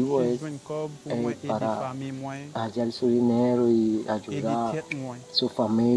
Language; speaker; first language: Spanish; non-native, learner; Haitian Creole